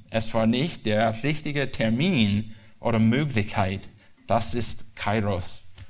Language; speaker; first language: German; non-native, learner; English